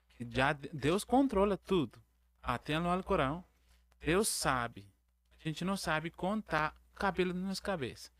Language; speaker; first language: Portuguese; non-native, learner; Arabic